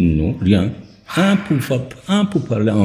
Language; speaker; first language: French; non-native, learner; Persian